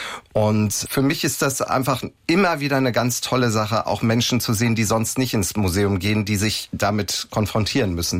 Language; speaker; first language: German; native; German